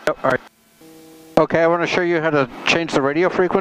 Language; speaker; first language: English; native; English